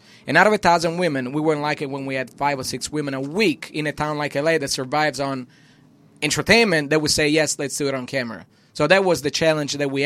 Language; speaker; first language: English; non-native, fluent; Italian